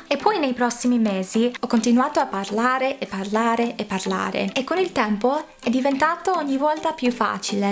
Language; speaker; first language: Italian; non-native, fluent; English